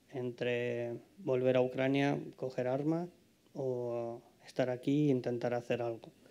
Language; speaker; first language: Spanish; non-native, fluent; Ukrainian